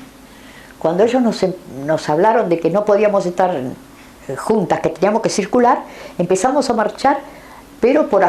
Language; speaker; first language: Spanish; native; Spanish